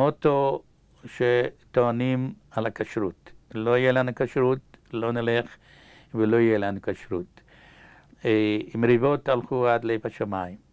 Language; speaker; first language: Hebrew; non-native, fluent; Yiddish